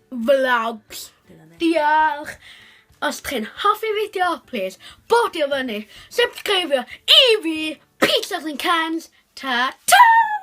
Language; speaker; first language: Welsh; native; Welsh